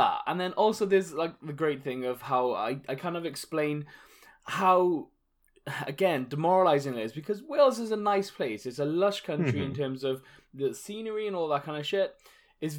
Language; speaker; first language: English; native; English